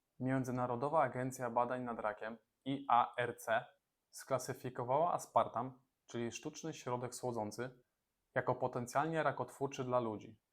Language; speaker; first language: Polish; native; Polish